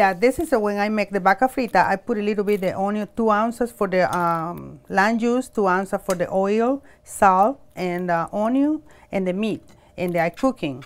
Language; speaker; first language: English; non-native, learner; Spanish